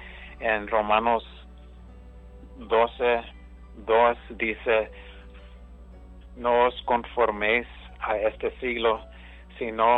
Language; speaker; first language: Spanish; early bilingual, heritage; English